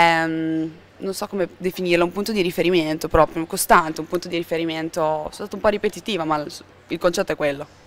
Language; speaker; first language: Italian; native; Italian